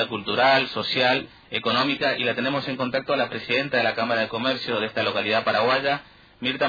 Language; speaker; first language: Spanish; native; Spanish